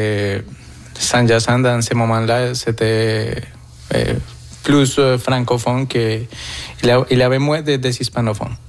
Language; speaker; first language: French; non-native, fluent; Spanish